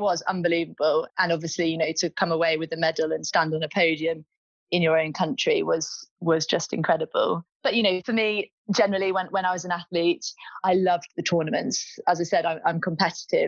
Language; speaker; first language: English; native; English